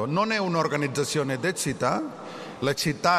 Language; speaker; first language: Italian; non-native, learner; Catalan